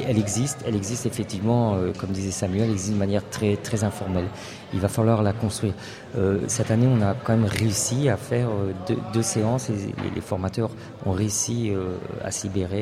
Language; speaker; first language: French; native; French